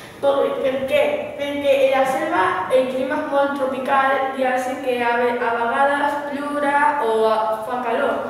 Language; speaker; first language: Catalan; non-native, learner; Spanish